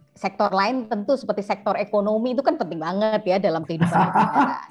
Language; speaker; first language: Indonesian; native; Indonesian